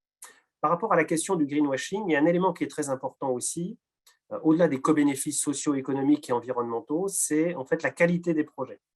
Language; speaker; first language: French; native; French